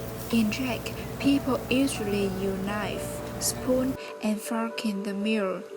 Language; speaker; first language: English; non-native, learner; Vietnamese